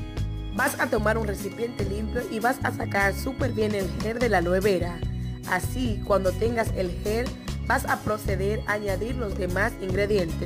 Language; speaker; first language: Spanish; native; Spanish